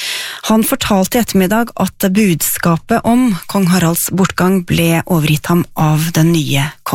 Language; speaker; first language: Norwegian; native; Norwegian